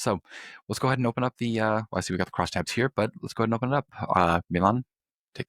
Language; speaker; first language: English; native; English